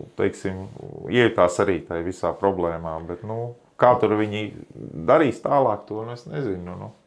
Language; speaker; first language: Latvian; native; Latvian